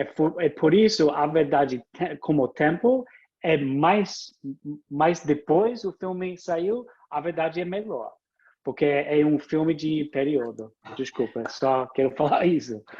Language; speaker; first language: Portuguese; non-native, fluent; English